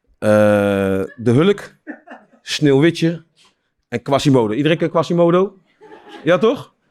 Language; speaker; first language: Dutch; native; Dutch